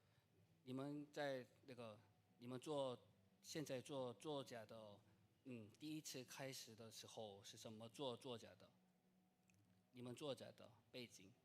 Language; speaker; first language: Chinese; non-native, learner; Korean